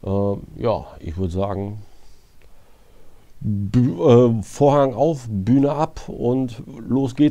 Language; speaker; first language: German; native; German